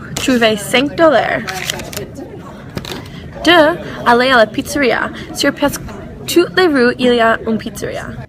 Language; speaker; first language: French; non-native, learner; English